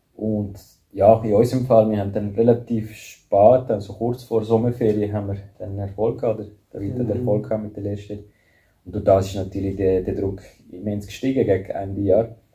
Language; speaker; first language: German; early bilingual, other home language; Spanish